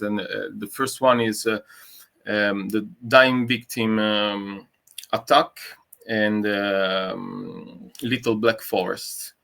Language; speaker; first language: English; non-native, learner; Italian